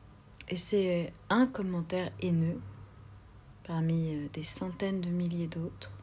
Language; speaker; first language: French; native; French